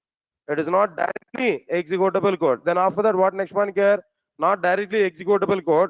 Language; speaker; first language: English; non-native, local second language; Telugu